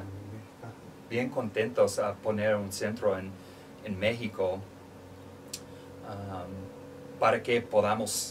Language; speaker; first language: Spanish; non-native, fluent; English